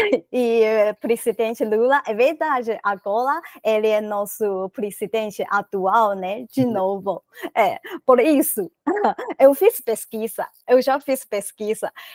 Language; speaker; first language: Portuguese; non-native, learner; Chinese